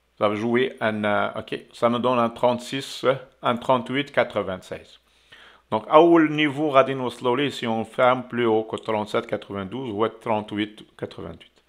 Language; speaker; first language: French; non-native, local second language; Arabic